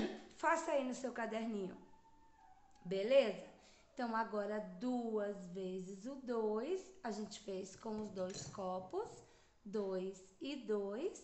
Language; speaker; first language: Portuguese; native; Portuguese